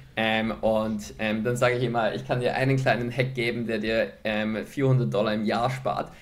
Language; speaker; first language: German; early bilingual, other home language; Polish